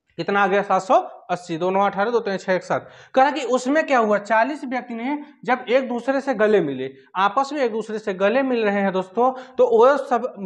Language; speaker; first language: Hindi; native; Hindi